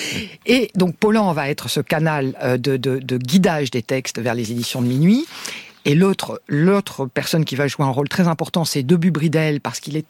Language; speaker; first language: French; native; French